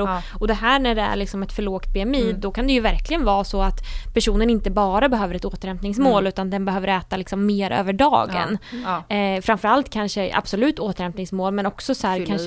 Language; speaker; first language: Swedish; native; Swedish